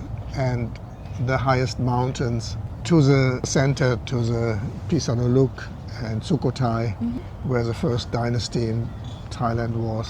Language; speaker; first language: English; non-native, fluent; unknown